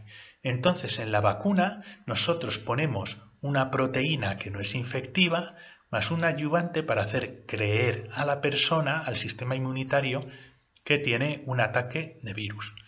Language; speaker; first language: Spanish; native; Spanish